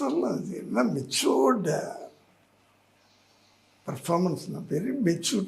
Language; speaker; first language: Telugu; non-native, learner; Tamil